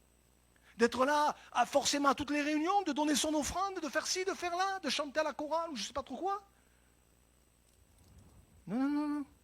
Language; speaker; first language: French; native; French